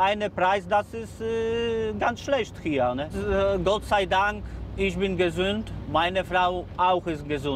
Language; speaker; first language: German; non-native, learner; Polish